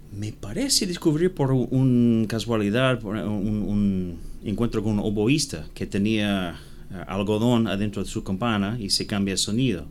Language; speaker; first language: Spanish; non-native, learner; English